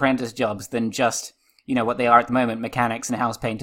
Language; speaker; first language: English; native; English